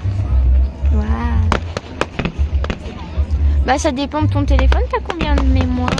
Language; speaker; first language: French; native; French